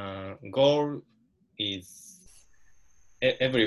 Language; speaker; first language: English; non-native, learner; Japanese